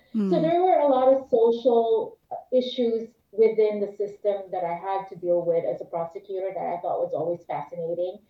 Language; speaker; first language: English; non-native, local second language; Filipino